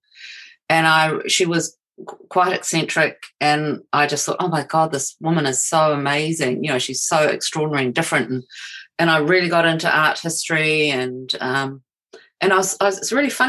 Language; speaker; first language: English; native; English